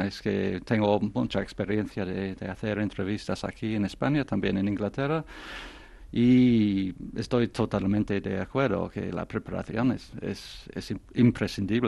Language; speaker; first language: Spanish; non-native, fluent; English